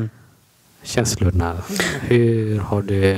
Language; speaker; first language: Swedish; non-native, learner; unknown